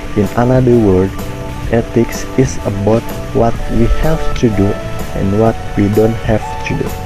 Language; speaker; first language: English; non-native, learner; Indonesian